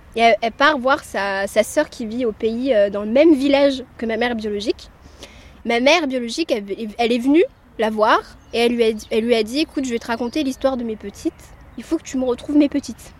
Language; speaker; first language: French; early bilingual, other home language; Amharic